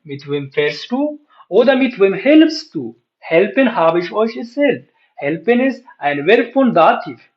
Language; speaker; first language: German; non-native, fluent; Pashto